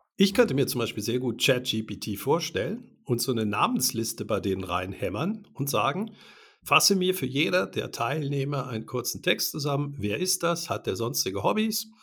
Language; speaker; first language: German; native; German